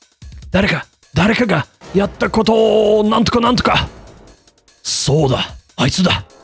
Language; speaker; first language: Japanese; non-native, learner; English